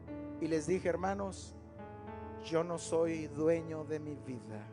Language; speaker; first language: Spanish; native; Spanish